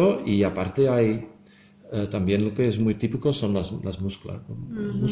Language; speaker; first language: Spanish; non-native, fluent; Dutch